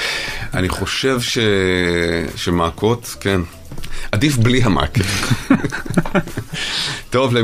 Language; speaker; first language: Hebrew; native; Hebrew